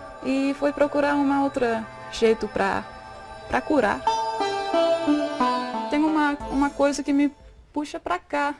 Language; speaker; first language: Portuguese; non-native, fluent; Dutch